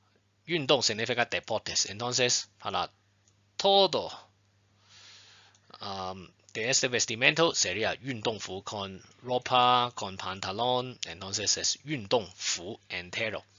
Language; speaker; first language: Spanish; non-native, fluent; Chinese